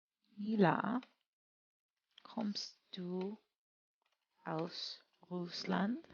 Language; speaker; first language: German; non-native, learner; English